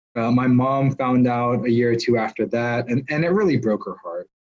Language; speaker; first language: English; native; English